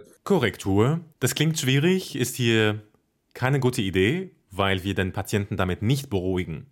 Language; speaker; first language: German; non-native, fluent; Arabic